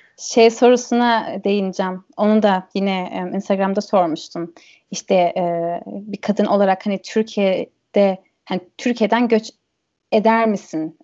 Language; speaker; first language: Turkish; early bilingual, heritage; Turkish